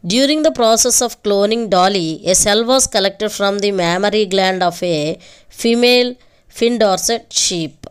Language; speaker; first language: English; non-native, local second language; Telugu